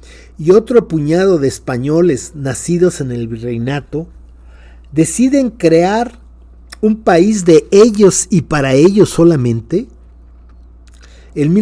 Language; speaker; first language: Spanish; native; Spanish